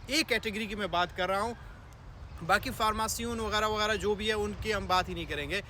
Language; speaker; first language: Hindi; non-native, local second language; Punjabi